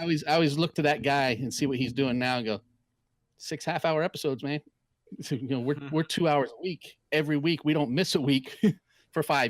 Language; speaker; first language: English; native; English